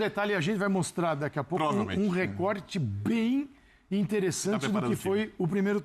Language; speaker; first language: Portuguese; native; Portuguese